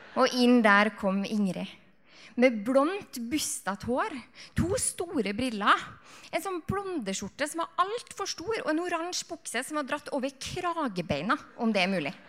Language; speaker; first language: Norwegian; native; Norwegian